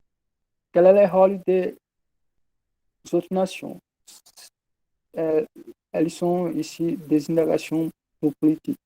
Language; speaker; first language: French; non-native, learner; Portuguese